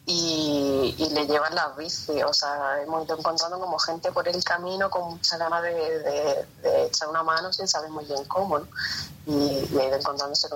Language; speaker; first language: Spanish; native; Spanish